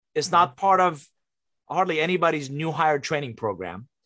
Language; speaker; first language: English; non-native, fluent; Persian